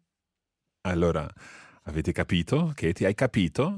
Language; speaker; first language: Italian; non-native, fluent; English